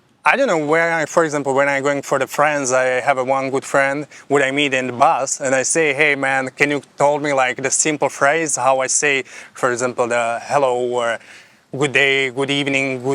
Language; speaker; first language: English; non-native, fluent; Slovak